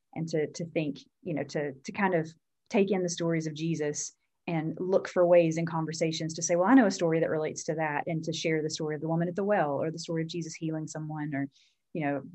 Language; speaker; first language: English; native; English